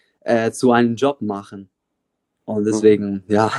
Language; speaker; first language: German; non-native, fluent; Italian